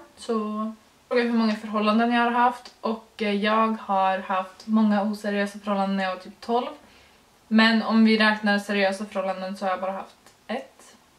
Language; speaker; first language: Swedish; early bilingual, other home language; Norwegian